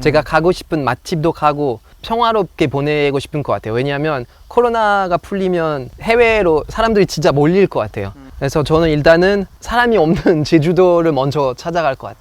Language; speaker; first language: Korean; non-native, fluent; French